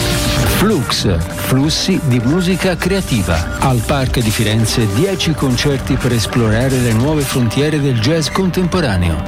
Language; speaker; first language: Italian; native; Italian